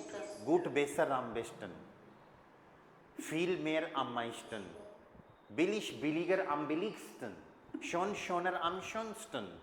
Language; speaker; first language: German; non-native, fluent; Hindi